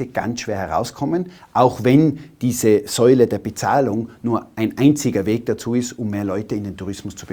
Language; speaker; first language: German; native; German